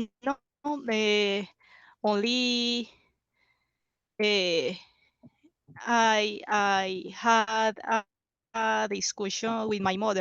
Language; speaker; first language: English; non-native, learner; Spanish